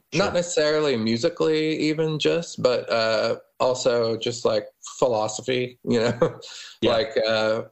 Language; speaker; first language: English; native; English